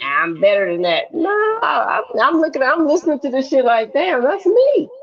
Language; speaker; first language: English; native; English